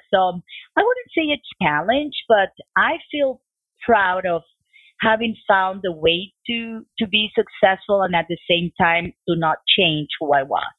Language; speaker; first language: English; non-native, fluent; Spanish